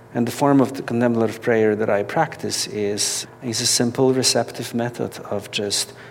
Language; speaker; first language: English; non-native, fluent; Polish